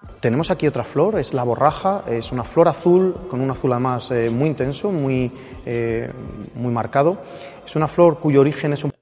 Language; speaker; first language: Spanish; native; Spanish